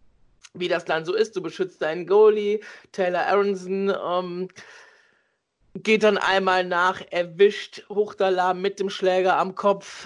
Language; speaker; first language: German; native; German